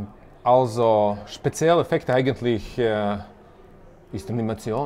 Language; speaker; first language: German; non-native, learner; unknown